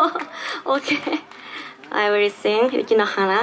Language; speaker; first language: English; non-native, learner; Japanese